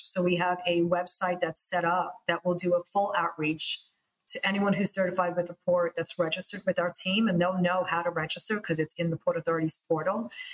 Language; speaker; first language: English; early bilingual, other home language; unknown